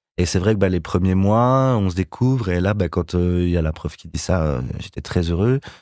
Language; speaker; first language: French; native; French